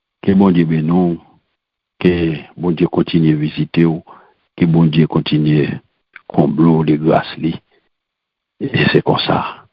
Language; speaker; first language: French; non-native, local second language; Haitian Creole